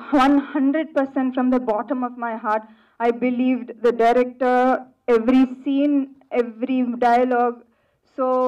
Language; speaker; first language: Telugu; non-native, fluent; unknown